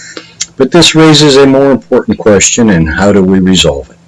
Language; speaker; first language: English; native; English